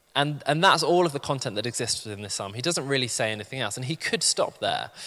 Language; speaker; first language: English; native; English